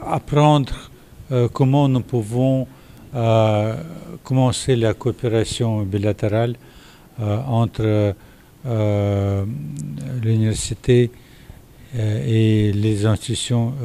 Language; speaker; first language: French; non-native, fluent; Russian